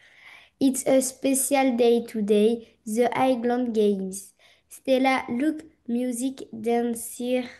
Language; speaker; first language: English; non-native, learner; French